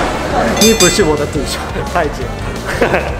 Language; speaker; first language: Chinese; non-native, learner; Japanese